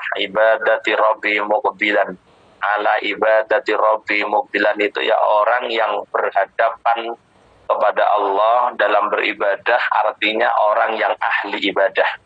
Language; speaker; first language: Indonesian; native; Indonesian